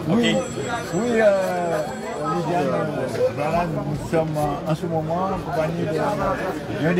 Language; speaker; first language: French; native; French